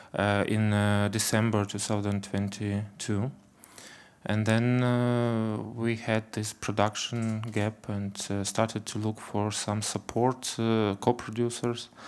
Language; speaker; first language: English; non-native, fluent; Ukrainian